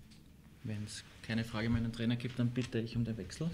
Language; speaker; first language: German; native; German